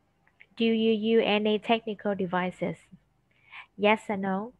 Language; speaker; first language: English; non-native, fluent; Vietnamese